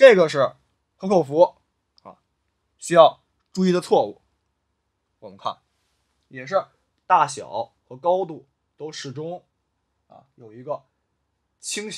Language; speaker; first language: Chinese; native; Chinese